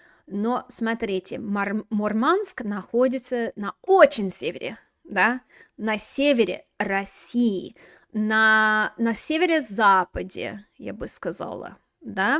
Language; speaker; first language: Russian; non-native, fluent; English